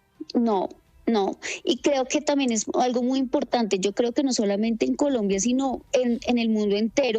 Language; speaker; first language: Spanish; native; Spanish